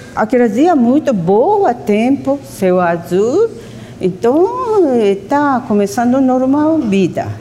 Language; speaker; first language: Portuguese; non-native, fluent; Japanese